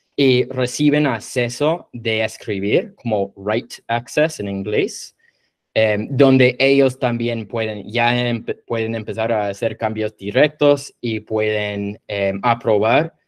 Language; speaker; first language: Spanish; non-native, fluent; English